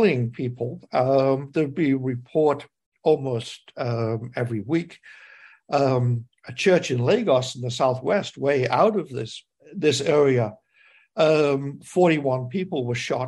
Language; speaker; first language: English; native; English